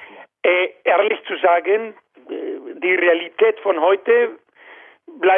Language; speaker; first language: German; non-native, learner; Spanish